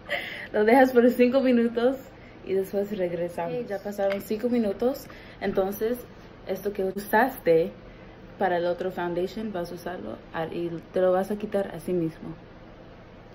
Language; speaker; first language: Spanish; early bilingual, heritage; Spanish